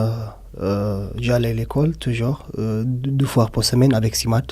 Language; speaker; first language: French; non-native, learner; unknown